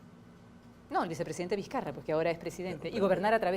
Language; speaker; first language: Spanish; native; Spanish